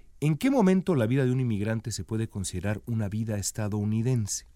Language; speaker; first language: Spanish; native; Spanish